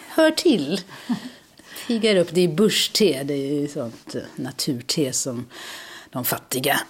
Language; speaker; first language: Swedish; early bilingual, other home language; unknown